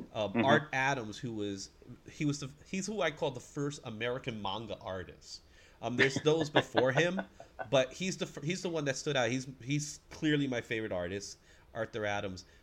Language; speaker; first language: English; native; English